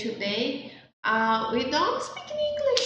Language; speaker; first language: English; non-native, learner; Portuguese